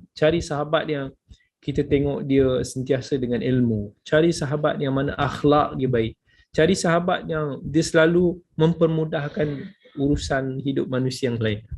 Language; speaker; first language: Malay; native; Malay